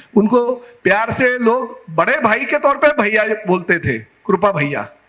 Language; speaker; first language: Hindi; non-native, local second language; Marathi